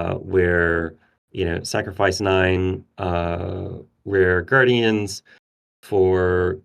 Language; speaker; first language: English; native; English